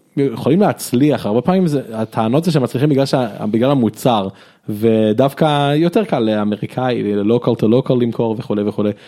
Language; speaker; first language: Hebrew; early bilingual, other home language; English